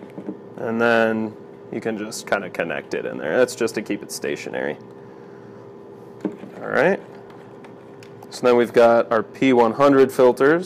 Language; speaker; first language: English; native; English